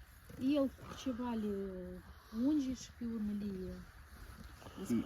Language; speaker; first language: Romanian; native; Romanian